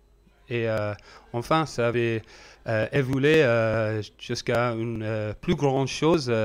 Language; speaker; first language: French; non-native, learner; English